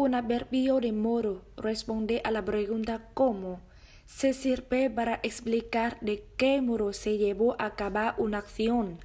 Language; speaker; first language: Spanish; non-native, learner; Vietnamese